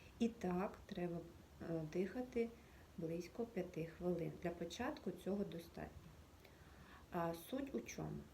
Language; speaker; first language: Ukrainian; native; Ukrainian